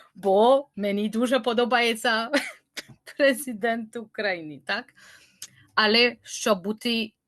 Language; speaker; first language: Ukrainian; non-native, fluent; French